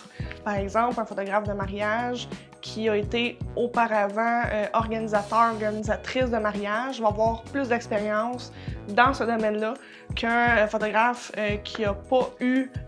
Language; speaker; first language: French; native; French